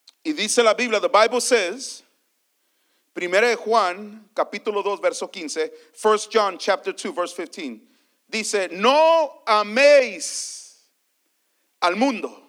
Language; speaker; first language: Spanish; early bilingual, heritage; Spanish